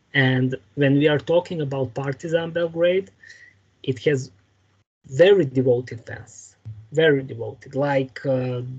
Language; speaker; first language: English; non-native, fluent; Serbian